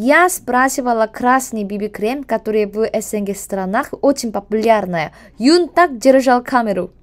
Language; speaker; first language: Russian; non-native, learner; Korean